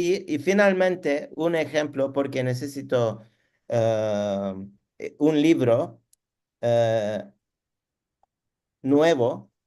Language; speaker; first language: Spanish; non-native, learner; Turkish